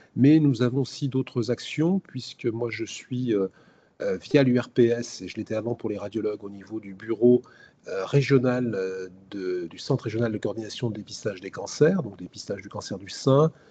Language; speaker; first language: French; native; French